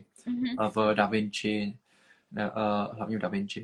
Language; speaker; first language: Czech; early bilingual, other home language; Vietnamese